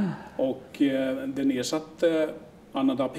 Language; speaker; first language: Swedish; non-native, local second language; Finnish